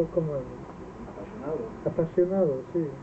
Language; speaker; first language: Spanish; non-native, fluent; Welsh